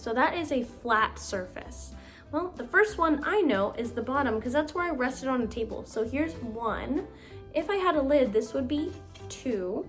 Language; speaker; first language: English; native; English